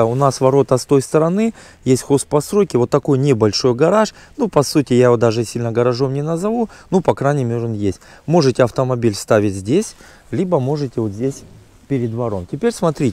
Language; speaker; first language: Russian; native; Russian